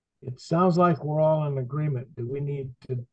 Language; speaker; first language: English; native; English